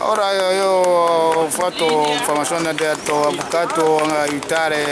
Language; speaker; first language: Italian; non-native, learner; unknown